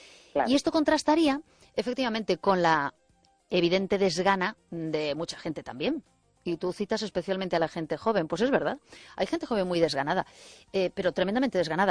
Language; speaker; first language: Spanish; native; Spanish